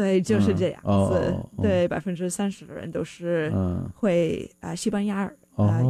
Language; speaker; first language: Chinese; non-native, fluent; English